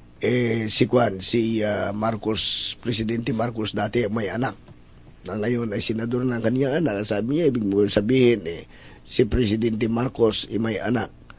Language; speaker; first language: Filipino; non-native, local second language; Iloko